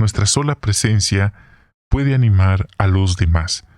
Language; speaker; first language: Spanish; native; Spanish